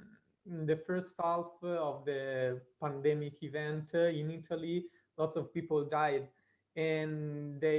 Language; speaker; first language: English; non-native, fluent; Italian